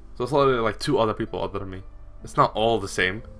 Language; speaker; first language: English; native; English